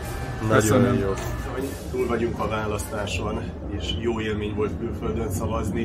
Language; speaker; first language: Hungarian; native; Hungarian